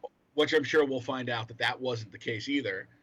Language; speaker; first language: English; native; English